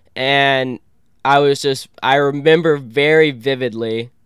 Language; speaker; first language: English; native; English